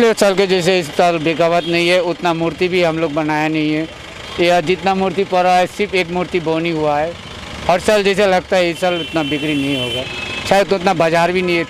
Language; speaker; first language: Hindi; non-native, local second language; Bangla